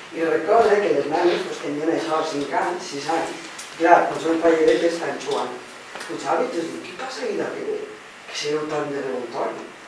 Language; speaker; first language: Catalan; native; Catalan